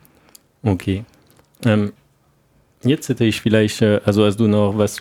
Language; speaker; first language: German; non-native, learner; French